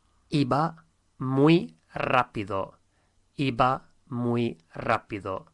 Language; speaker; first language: Spanish; non-native, fluent; English